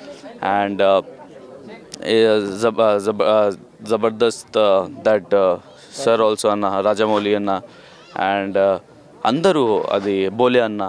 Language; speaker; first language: Telugu; non-native, learner; Hindi